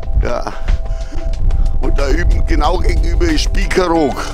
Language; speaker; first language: German; native; German